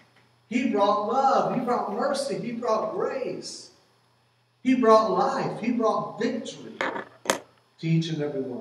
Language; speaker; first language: English; native; English